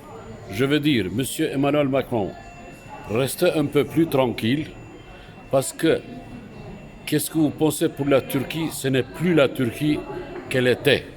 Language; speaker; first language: French; non-native, fluent; Turkish